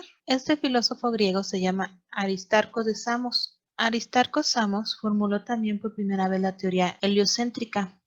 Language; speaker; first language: Spanish; native; Spanish